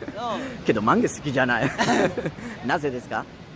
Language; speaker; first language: Japanese; non-native, learner; Spanish